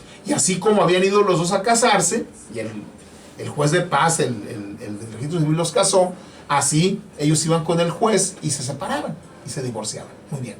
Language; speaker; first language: Spanish; native; Spanish